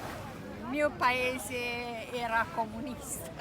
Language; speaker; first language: Italian; non-native, fluent; Romanian